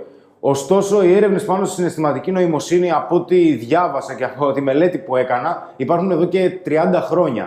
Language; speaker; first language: Greek; native; Greek